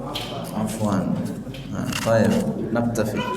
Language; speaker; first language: Arabic; non-native, fluent; Indonesian